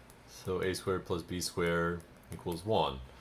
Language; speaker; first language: English; native; English